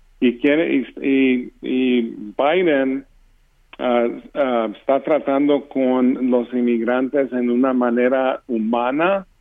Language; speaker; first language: Spanish; early bilingual, heritage; English